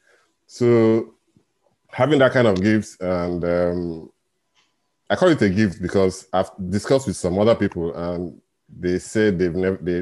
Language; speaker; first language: English; non-native, local second language; Igbo